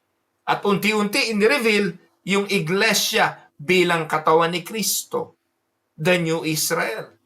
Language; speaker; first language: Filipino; native; Filipino